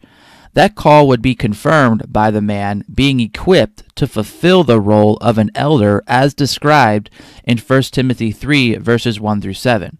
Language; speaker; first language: English; native; English